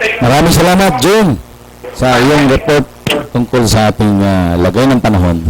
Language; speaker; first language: Filipino; native; Filipino